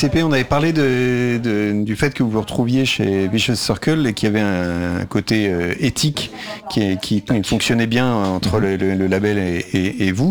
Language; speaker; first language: French; native; French